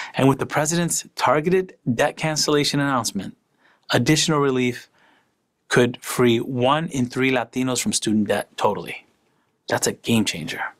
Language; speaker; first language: English; early bilingual, other home language; Spanish